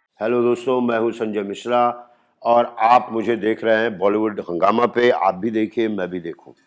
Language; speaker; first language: Hindi; native; Hindi